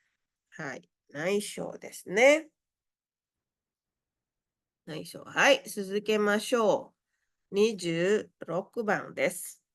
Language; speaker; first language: Japanese; non-native, fluent; Indonesian